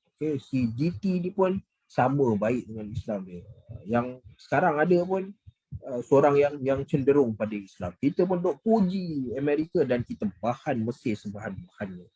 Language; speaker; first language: Malay; native; Malay